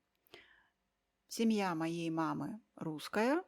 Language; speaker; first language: Russian; native; Russian